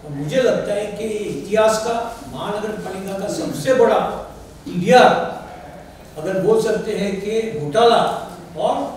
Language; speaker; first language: Hindi; non-native, local second language; Marathi